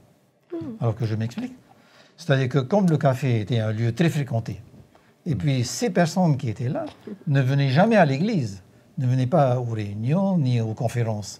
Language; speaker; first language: French; native; French